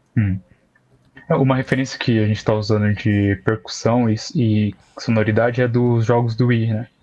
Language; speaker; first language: Portuguese; native; Portuguese